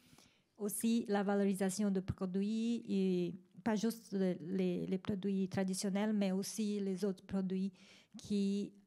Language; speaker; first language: French; non-native, fluent; Spanish